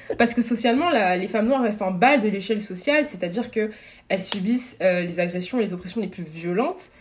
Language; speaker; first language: French; native; French